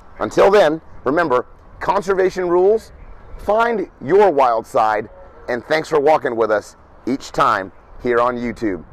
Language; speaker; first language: English; native; English